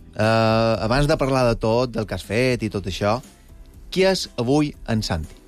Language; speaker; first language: Catalan; native; Catalan